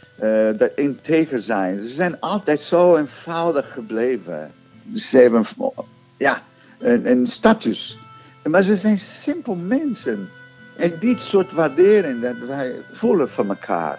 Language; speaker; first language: Dutch; non-native, fluent; Portuguese